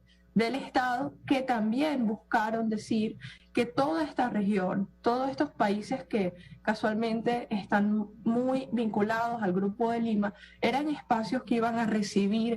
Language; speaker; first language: Spanish; native; Spanish